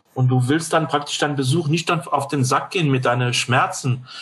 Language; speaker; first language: German; non-native, fluent; French